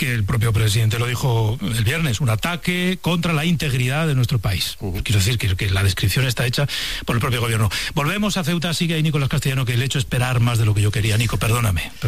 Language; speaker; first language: Spanish; native; Spanish